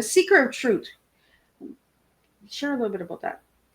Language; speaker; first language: English; native; English